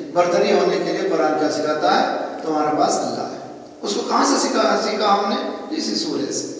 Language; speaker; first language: Urdu; native; Urdu